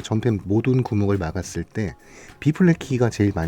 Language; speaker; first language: Korean; native; Korean